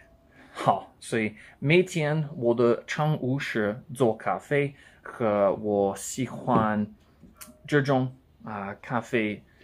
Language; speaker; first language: Chinese; non-native, learner; English